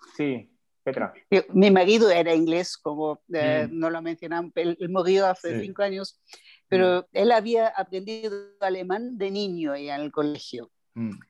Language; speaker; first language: Spanish; non-native, fluent; German